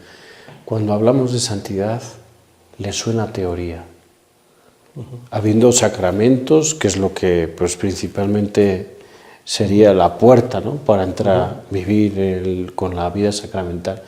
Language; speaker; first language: Spanish; native; Spanish